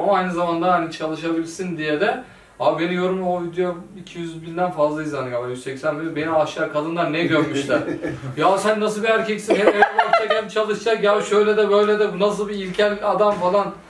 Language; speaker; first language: Turkish; native; Turkish